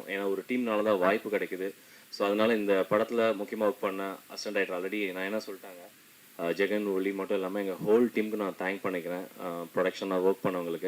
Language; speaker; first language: Tamil; native; Tamil